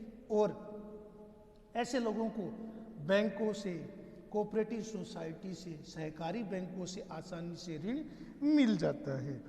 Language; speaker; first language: Hindi; native; Hindi